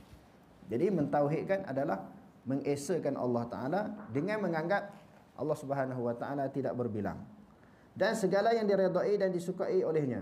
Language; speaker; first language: Malay; native; Malay